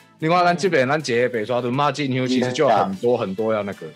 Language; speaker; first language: Chinese; native; Chinese